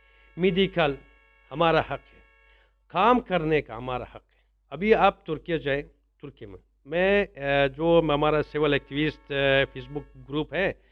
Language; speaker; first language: Hindi; non-native, learner; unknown